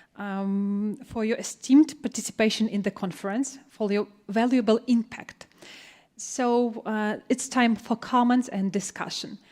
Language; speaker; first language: English; non-native, fluent; Ukrainian